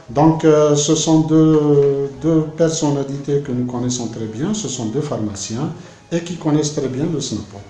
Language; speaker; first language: French; non-native, local second language; Arabic